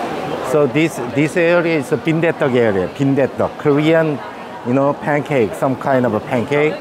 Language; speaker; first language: English; non-native, learner; Korean